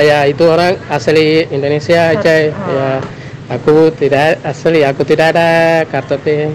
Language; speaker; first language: Indonesian; non-native, learner; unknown